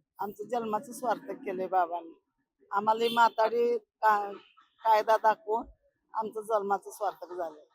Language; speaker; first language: Marathi; native; Marathi